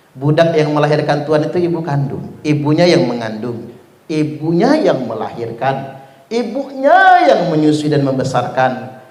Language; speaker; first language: Indonesian; non-native, local second language; Malay